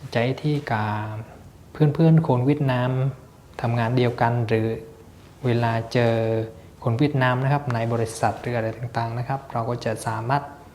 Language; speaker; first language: Thai; non-native, fluent; Vietnamese